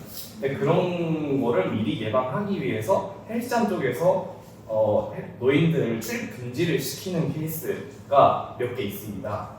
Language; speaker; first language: Korean; non-native, fluent; Japanese